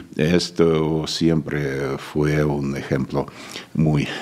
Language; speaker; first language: Spanish; non-native, fluent; Russian